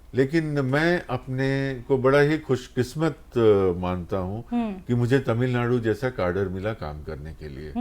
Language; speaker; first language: Hindi; native; Hindi